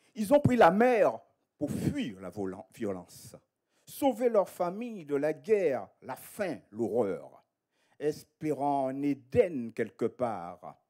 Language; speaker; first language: French; native; French